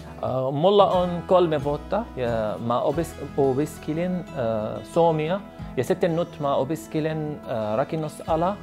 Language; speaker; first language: Finnish; non-native, learner; Arabic